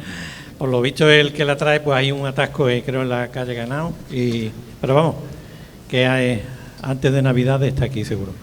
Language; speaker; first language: Spanish; native; Spanish